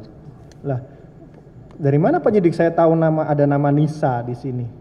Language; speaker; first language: Indonesian; native; Indonesian